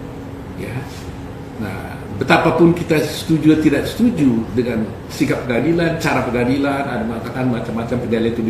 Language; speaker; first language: Indonesian; native; Indonesian